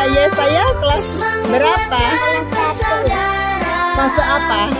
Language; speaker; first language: Indonesian; native; Indonesian